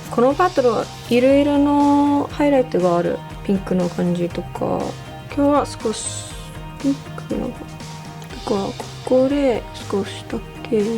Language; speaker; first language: Japanese; non-native, learner; English